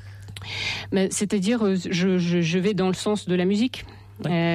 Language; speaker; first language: French; non-native, fluent; Russian